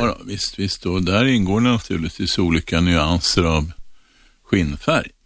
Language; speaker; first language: Swedish; native; Swedish